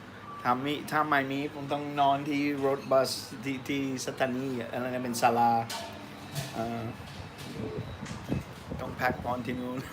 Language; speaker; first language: Thai; non-native, learner; English